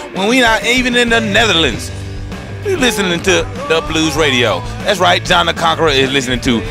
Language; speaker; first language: English; native; English